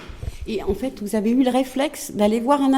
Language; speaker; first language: French; native; French